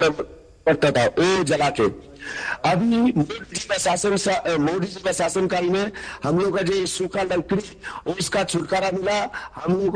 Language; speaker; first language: Hindi; non-native, local second language; Bangla